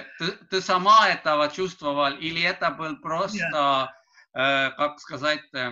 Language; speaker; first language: Russian; non-native, learner; Estonian